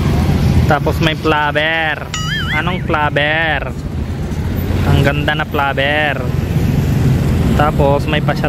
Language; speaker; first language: Filipino; non-native, learner; Punjabi